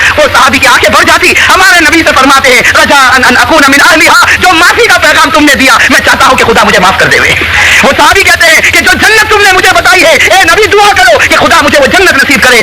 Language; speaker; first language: Urdu; native; Urdu